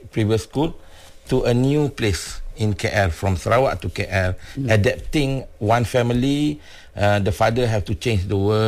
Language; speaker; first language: English; non-native, local second language; Malay